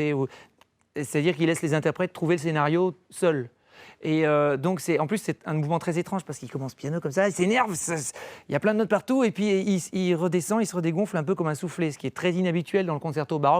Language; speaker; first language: French; native; French